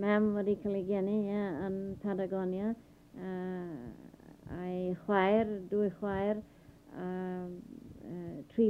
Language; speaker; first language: Welsh; early bilingual, heritage; Welsh